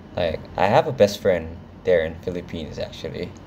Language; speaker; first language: English; non-native, fluent; Thai